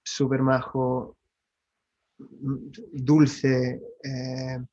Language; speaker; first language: Spanish; non-native, fluent; French